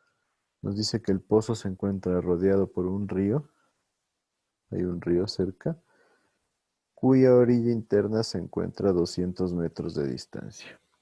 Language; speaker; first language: Spanish; native; Spanish